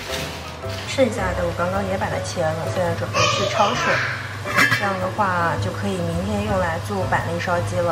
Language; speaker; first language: Chinese; native; Chinese